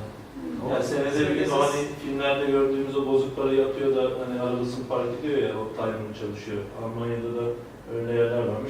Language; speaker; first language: Turkish; native; Turkish